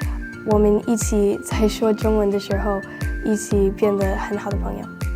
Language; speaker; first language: Chinese; non-native, fluent; English